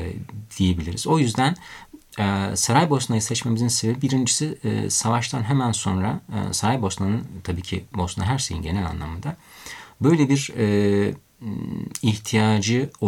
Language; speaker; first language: Turkish; native; Turkish